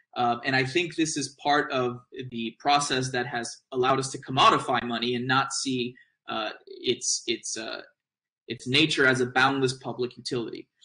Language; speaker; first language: English; native; English